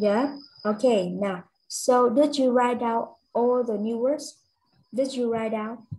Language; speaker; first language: English; non-native, learner; Vietnamese